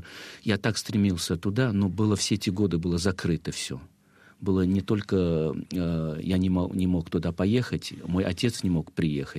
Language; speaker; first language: Russian; non-native, fluent; Chinese